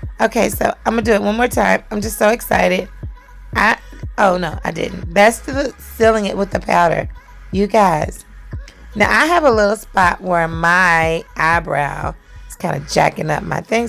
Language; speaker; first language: English; native; English